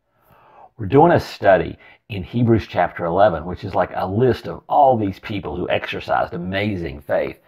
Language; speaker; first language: English; native; English